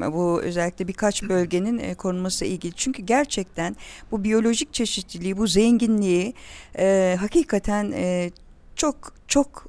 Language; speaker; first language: Turkish; native; Turkish